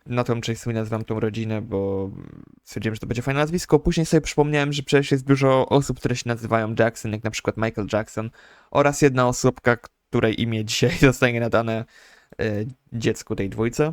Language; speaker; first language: Polish; native; Polish